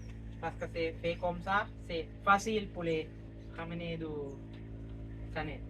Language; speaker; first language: French; non-native, learner; Sinhala